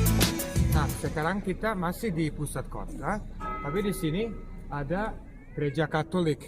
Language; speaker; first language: Indonesian; non-native, fluent; Serbian